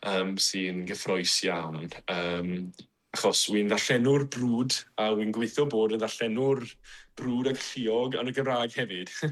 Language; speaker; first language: Welsh; non-native, fluent; English